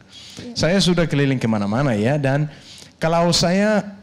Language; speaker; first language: Indonesian; non-native, learner; Danish